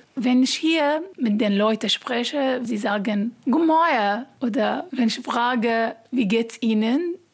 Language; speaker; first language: German; non-native, learner; Arabic